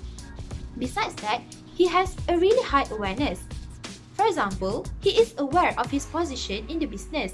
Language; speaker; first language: English; non-native, local second language; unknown